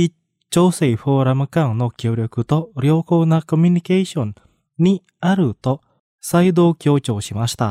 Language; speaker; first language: Japanese; non-native, fluent; Indonesian